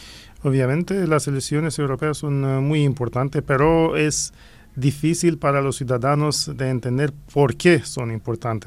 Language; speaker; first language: Spanish; non-native, fluent; Romanian